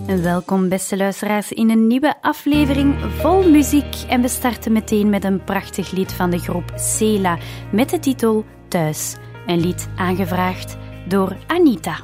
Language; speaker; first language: Dutch; native; Dutch